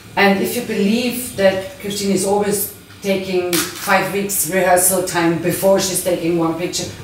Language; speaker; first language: English; non-native, fluent; German